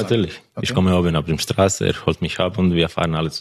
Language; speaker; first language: German; non-native, learner; Croatian